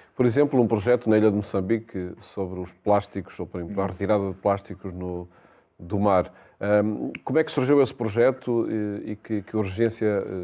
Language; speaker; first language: Portuguese; native; Portuguese